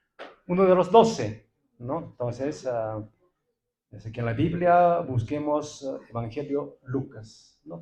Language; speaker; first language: Spanish; non-native, local second language; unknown